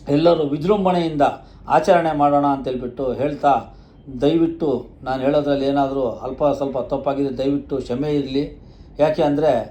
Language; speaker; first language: Kannada; native; Kannada